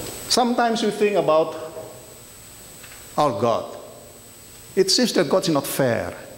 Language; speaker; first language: English; non-native, fluent; Indonesian